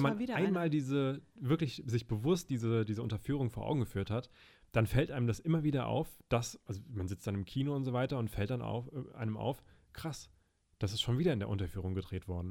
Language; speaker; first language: German; native; German